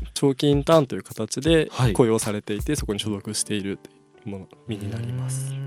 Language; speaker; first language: Japanese; native; Japanese